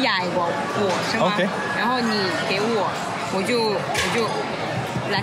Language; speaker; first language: English; non-native, learner; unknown